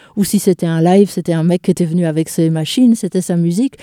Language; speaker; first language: French; native; French